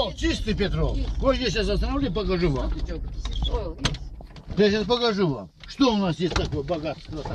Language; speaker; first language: Russian; non-native, fluent; Azerbaijani